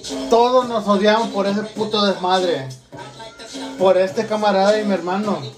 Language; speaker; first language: Spanish; early bilingual, heritage; Spanish